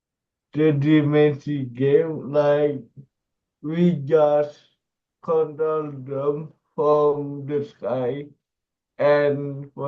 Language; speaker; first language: English; non-native, learner; Indonesian